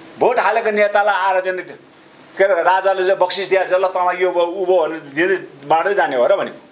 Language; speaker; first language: Nepali; non-native, local second language; Sherpa